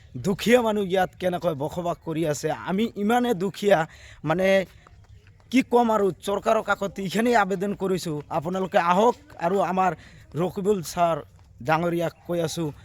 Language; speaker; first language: Assamese; non-native, local second language; Bangla